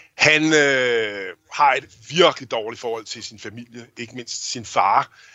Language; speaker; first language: Danish; native; Danish